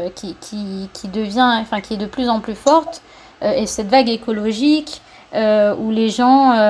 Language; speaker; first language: French; early bilingual, other home language; Spanish